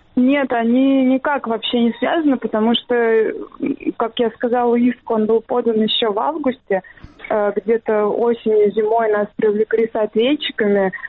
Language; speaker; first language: Russian; native; Russian